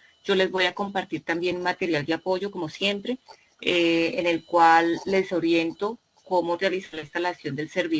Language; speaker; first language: Spanish; native; Spanish